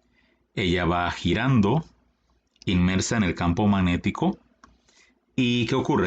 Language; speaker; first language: Spanish; native; Spanish